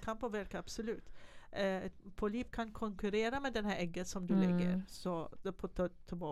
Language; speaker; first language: Swedish; non-native, fluent; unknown